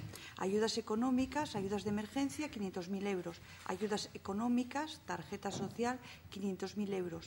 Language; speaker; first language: Spanish; native; Spanish